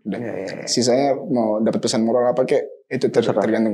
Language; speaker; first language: Indonesian; native; Indonesian